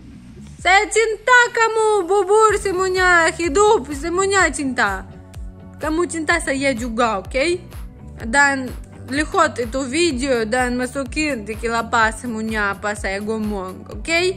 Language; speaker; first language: Indonesian; non-native, learner; Russian